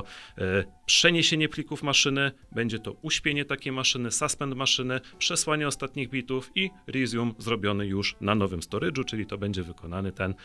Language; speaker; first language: Polish; native; Polish